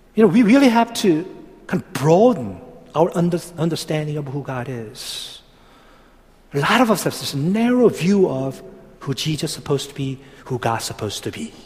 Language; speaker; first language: English; non-native, fluent; Korean